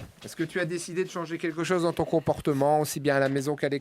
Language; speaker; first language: French; native; French